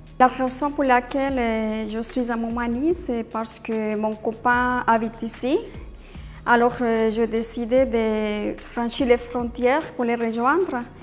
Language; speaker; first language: French; non-native, fluent; Spanish